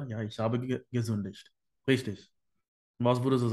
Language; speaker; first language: German; non-native, fluent; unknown